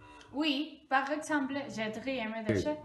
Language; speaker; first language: French; non-native, learner; Spanish